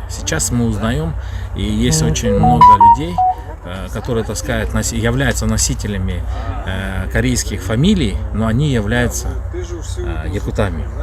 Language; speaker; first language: Russian; native; Russian